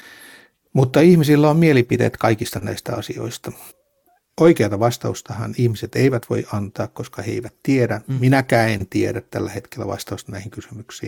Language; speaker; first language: Finnish; native; Finnish